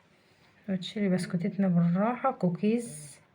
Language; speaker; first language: Arabic; native; Arabic